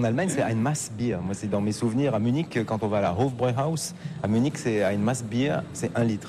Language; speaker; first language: French; native; French